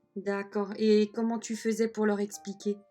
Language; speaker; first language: French; native; French